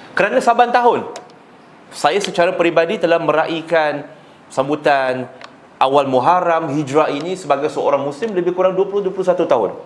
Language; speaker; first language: Malay; non-native, local second language; Chinese